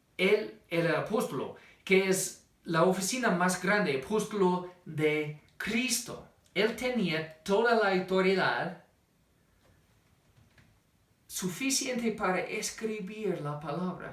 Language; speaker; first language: Spanish; non-native, fluent; English